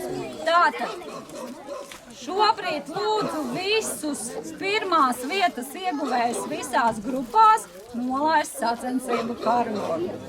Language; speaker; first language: Latvian; native; Latvian